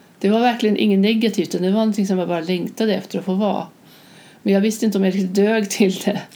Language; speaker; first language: Swedish; native; Swedish